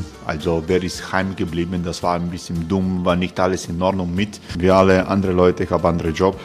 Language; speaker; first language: German; non-native, learner; Croatian